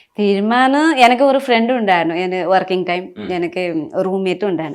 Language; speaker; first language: Malayalam; non-native, learner; Nepali